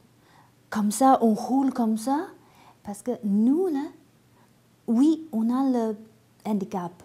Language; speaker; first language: French; non-native, learner; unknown